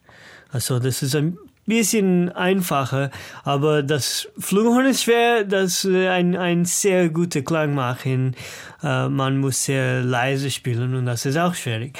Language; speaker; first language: German; non-native, learner; English